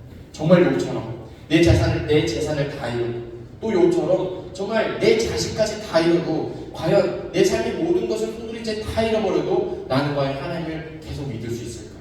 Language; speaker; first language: Korean; native; Korean